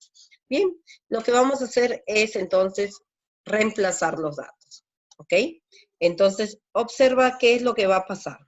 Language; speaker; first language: Spanish; native; Spanish